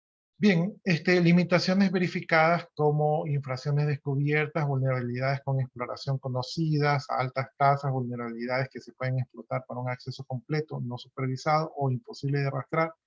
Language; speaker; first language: Spanish; native; Spanish